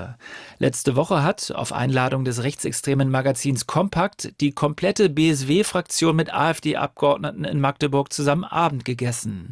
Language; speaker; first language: German; native; German